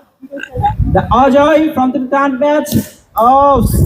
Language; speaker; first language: English; non-native, local second language; Bangla